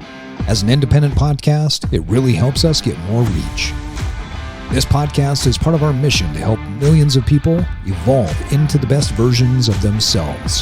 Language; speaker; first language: English; native; English